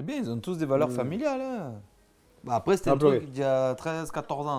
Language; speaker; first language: French; native; French